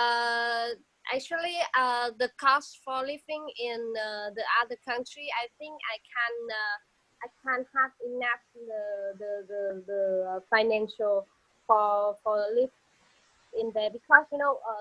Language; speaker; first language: English; non-native, learner; Vietnamese